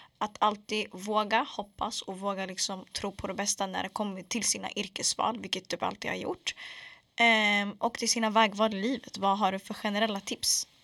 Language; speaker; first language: Swedish; early bilingual, other home language; Arabic